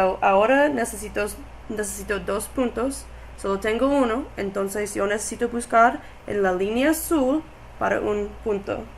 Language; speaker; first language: Spanish; non-native, learner; English